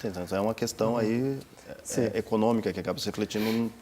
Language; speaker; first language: Portuguese; native; Portuguese